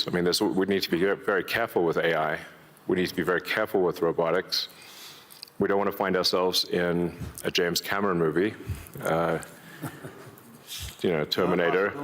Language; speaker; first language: English; early bilingual, other home language; Afrikaans